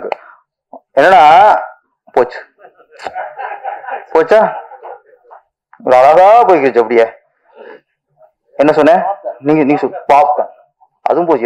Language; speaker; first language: Tamil; native; Tamil